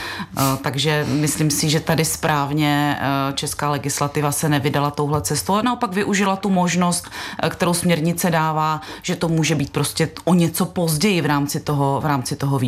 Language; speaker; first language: Czech; native; Czech